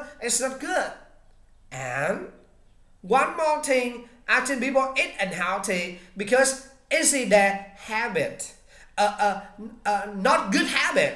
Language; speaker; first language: English; non-native, learner; Vietnamese